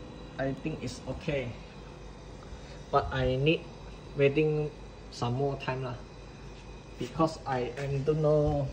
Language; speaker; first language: English; non-native, local second language; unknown